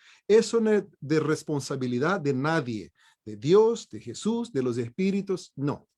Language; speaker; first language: Spanish; non-native, fluent; Portuguese